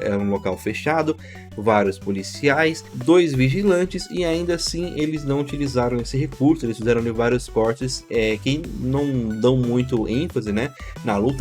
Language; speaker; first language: Portuguese; native; Portuguese